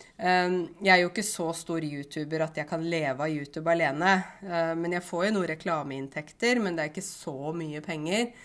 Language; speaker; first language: Norwegian; native; Norwegian